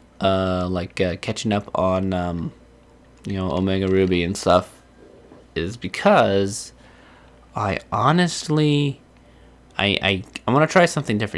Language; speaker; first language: English; native; English